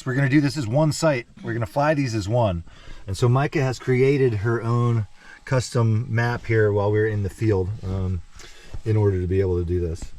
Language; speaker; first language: English; native; English